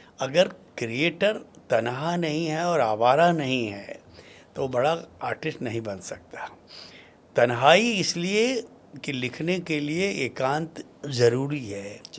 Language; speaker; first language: Hindi; non-native, local second language; Bhojpuri